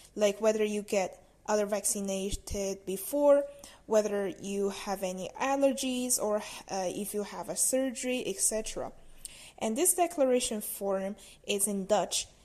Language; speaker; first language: English; non-native, fluent; Chinese